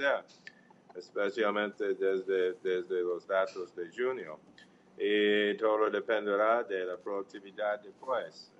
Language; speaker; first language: Spanish; non-native, fluent; English